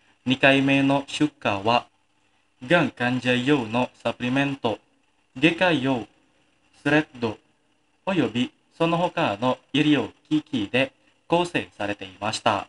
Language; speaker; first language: Japanese; non-native, fluent; Indonesian